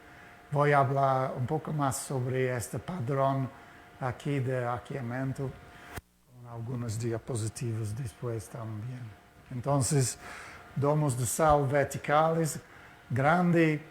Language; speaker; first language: Portuguese; non-native, learner; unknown